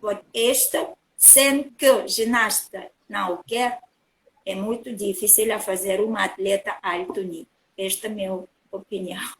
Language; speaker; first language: Portuguese; non-native, learner; Russian